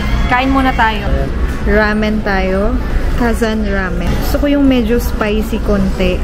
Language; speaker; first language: Filipino; native; Filipino